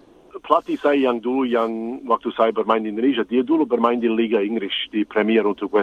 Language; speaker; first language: Indonesian; non-native, fluent; English